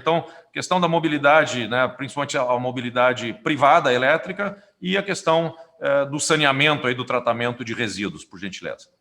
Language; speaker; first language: Portuguese; non-native, fluent; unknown